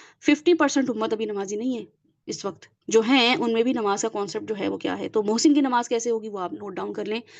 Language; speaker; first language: Urdu; native; Urdu